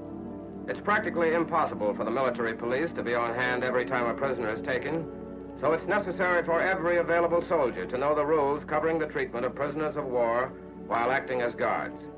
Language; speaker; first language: English; native; English